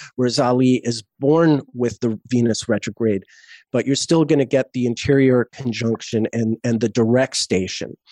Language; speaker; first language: English; native; English